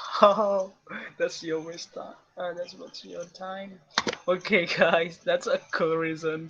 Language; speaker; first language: English; non-native, learner; Indonesian